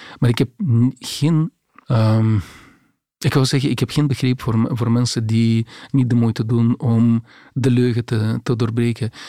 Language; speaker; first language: Dutch; non-native, fluent; Russian